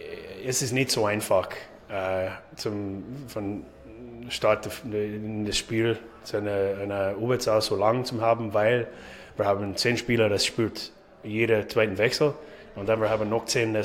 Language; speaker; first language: German; non-native, learner; English